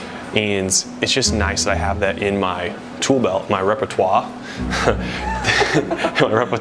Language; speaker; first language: English; native; English